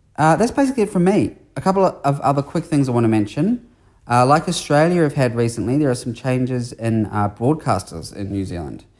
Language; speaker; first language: English; native; English